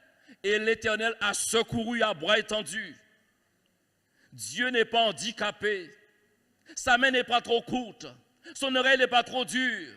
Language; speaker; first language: French; native; French